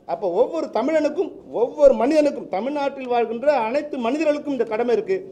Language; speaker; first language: Tamil; native; Tamil